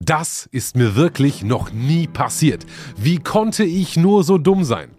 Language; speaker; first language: German; native; German